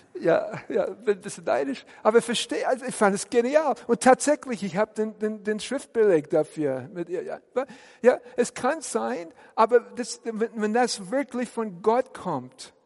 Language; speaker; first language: German; non-native, fluent; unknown